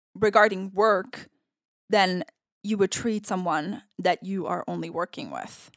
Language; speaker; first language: English; non-native, fluent; Italian